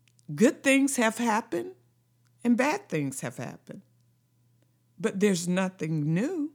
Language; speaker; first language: English; native; English